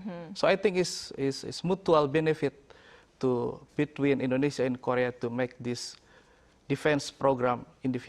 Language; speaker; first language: English; non-native, learner; Indonesian